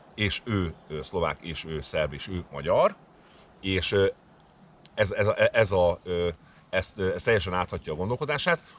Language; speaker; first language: Hungarian; native; Hungarian